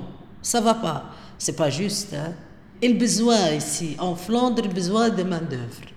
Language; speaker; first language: French; non-native, local second language; Arabic